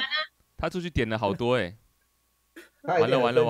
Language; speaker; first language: Chinese; native; Chinese